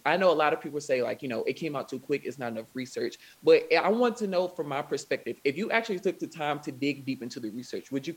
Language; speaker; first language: English; native; English